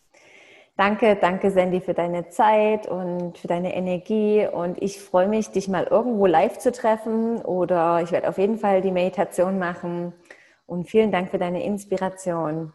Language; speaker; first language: German; native; German